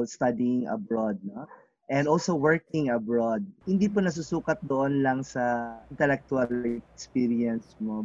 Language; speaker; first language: English; non-native, local second language; Cebuano